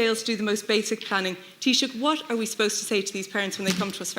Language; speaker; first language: English; native; English